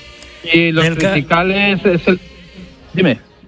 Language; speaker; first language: Spanish; native; Spanish